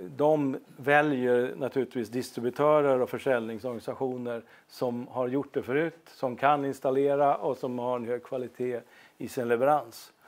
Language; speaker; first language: Swedish; non-native, fluent; Norwegian